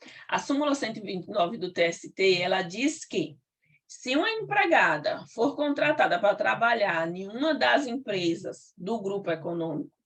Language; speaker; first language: Portuguese; native; Portuguese